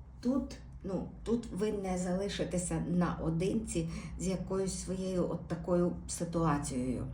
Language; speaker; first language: Ukrainian; native; Ukrainian